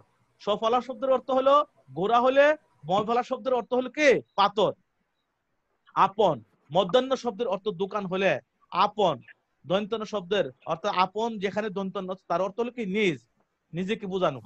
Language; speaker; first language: Bangla; native; Bangla